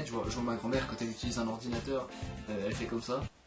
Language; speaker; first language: French; native; French